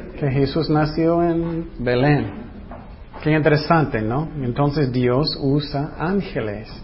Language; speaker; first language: Spanish; non-native, fluent; English